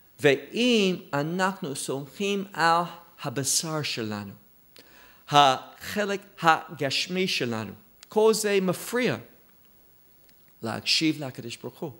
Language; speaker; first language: Hebrew; non-native, fluent; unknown